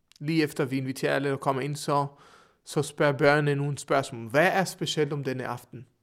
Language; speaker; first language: Danish; non-native, fluent; Hebrew